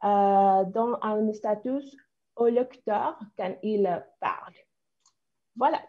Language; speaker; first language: French; non-native, fluent; Spanish